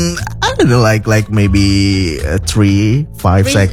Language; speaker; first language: English; non-native, fluent; Indonesian